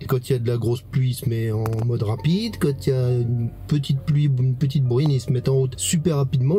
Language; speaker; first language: French; native; French